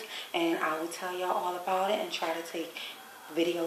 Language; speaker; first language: English; native; English